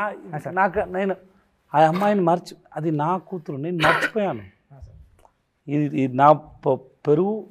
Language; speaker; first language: Telugu; non-native, learner; Tamil